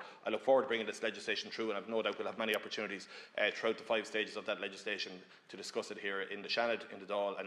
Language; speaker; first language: English; native; English